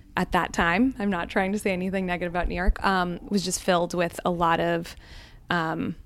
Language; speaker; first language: English; early bilingual, other home language; Gujarati